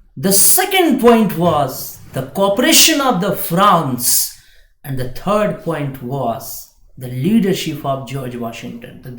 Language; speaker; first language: English; non-native, local second language; Hindi